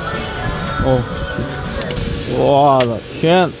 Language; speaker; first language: Chinese; native; Chinese